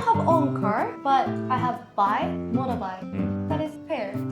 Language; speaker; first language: English; non-native, fluent; Japanese